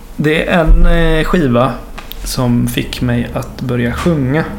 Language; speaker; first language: Swedish; native; Swedish